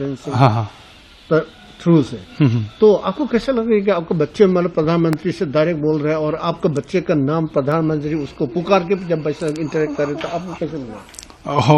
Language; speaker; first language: Hindi; non-native, local second language; Manipuri